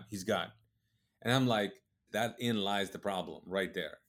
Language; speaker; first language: English; early bilingual, other home language; Urdu